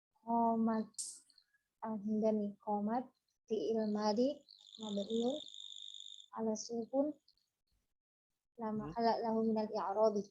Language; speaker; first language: Arabic; non-native, learner; Indonesian